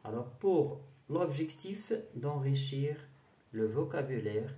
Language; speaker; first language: French; non-native, local second language; Arabic